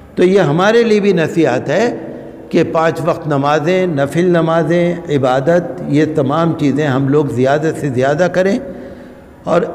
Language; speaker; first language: Urdu; native; Urdu